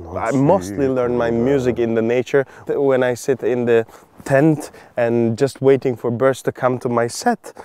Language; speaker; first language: English; non-native, learner; Turkish